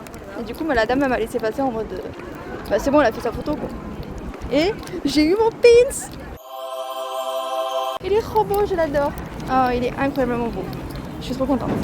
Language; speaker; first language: French; native; French